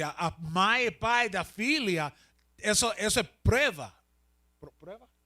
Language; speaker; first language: Portuguese; non-native, learner; Spanish